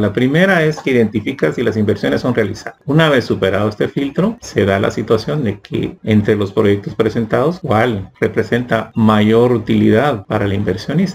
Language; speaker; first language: Spanish; native; Spanish